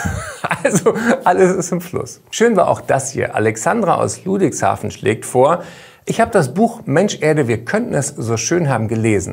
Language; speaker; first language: German; native; German